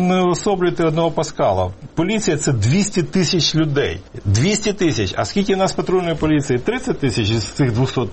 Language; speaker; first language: Ukrainian; native; Ukrainian